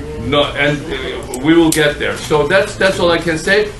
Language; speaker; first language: English; non-native, fluent; Georgian